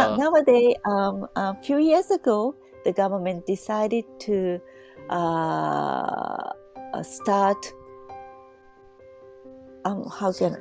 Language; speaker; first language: English; non-native, learner; Japanese